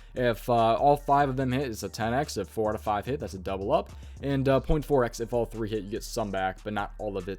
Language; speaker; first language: English; native; English